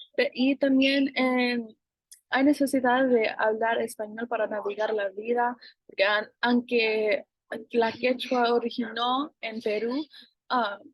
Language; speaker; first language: Spanish; non-native, fluent; English